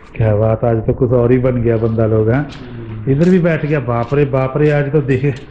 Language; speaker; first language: Hindi; non-native, local second language; Punjabi